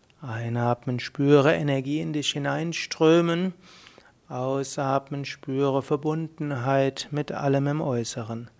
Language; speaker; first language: German; native; German